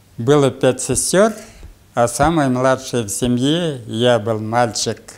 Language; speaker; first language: Russian; non-native, local second language; Bashkir